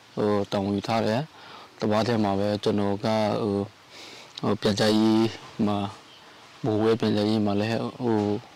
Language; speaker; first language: Burmese; non-native, local second language; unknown